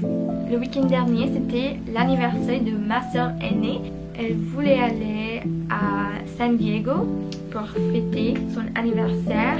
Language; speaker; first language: French; non-native, learner; Spanish